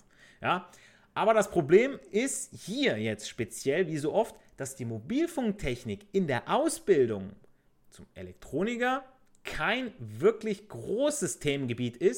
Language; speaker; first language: German; native; German